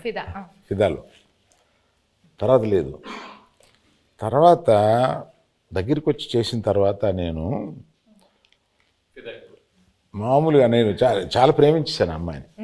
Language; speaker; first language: Telugu; native; Telugu